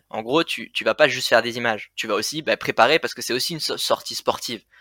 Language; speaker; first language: French; native; French